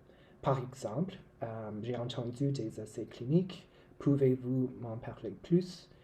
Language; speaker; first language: French; non-native, local second language; English